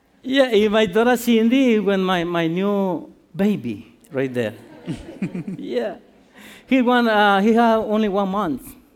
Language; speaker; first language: English; non-native, learner; Spanish